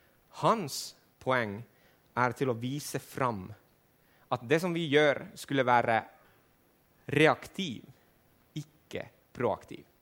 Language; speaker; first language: Swedish; non-native, learner; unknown